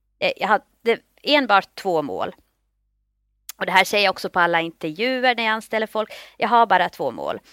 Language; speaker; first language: Swedish; native; Swedish